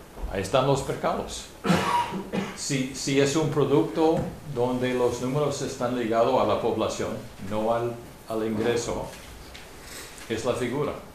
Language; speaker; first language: Spanish; non-native, fluent; English